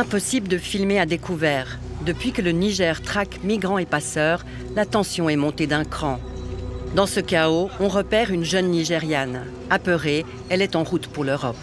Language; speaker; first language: French; native; French